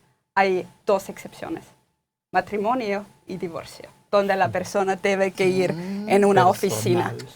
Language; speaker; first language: Spanish; non-native, fluent; Estonian